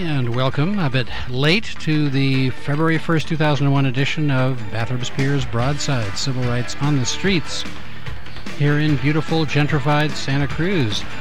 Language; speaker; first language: English; native; English